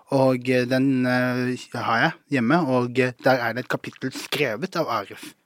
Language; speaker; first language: Norwegian; early bilingual, other home language; Somali